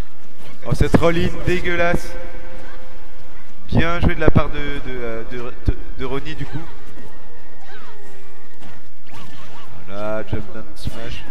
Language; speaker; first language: French; native; French